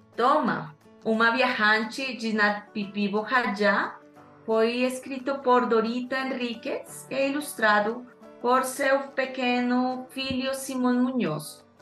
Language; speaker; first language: Portuguese; non-native, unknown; Spanish